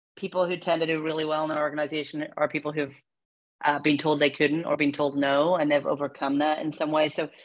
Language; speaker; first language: English; native; English